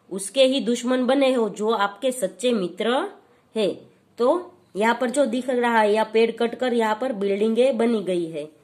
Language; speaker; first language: Hindi; non-native, local second language; Gujarati